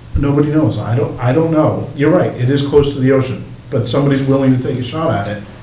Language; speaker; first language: English; native; English